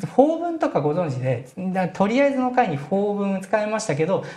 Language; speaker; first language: Japanese; native; Japanese